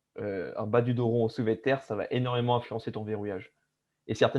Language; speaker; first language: French; native; French